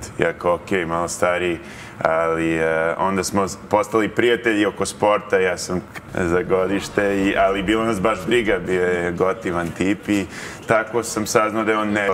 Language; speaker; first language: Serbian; early bilingual, heritage; Serbian